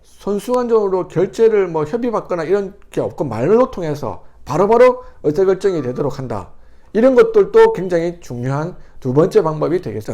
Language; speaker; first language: Korean; native; Korean